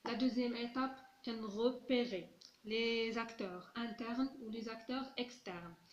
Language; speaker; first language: French; non-native, local second language; Arabic